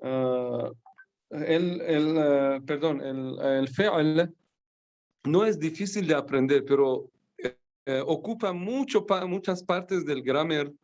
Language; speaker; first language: Spanish; non-native, fluent; Persian